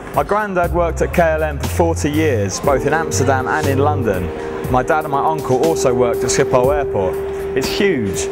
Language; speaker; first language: English; native; English